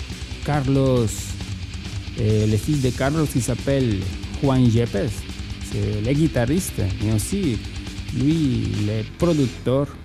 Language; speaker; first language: French; non-native, fluent; Spanish